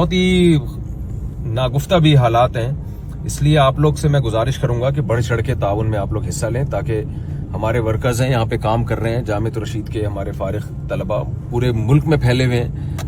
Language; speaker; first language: Urdu; native; Urdu